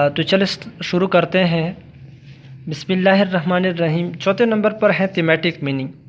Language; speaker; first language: Urdu; non-native, local second language; Pashto